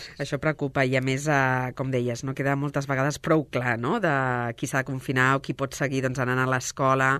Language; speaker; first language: Catalan; native; Catalan